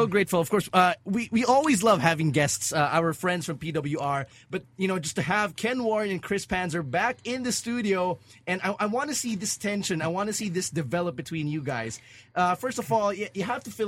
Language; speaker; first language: English; non-native, local second language; Filipino